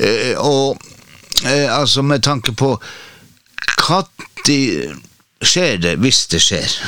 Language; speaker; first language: Norwegian; native; Norwegian